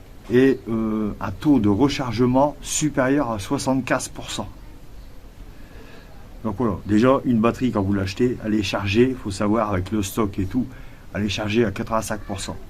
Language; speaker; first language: French; native; French